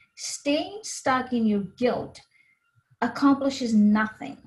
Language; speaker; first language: English; non-native, fluent; Portuguese